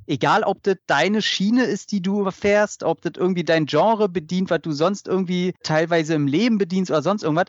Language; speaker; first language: German; native; German